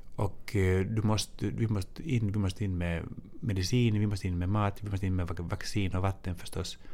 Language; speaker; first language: Swedish; native; Swedish